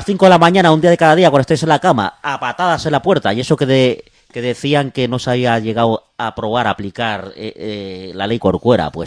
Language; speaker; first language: Spanish; native; Spanish